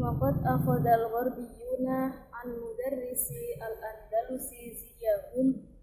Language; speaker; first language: Arabic; non-native, learner; Indonesian